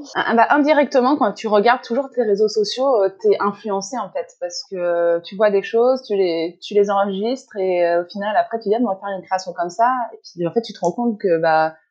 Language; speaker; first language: French; native; French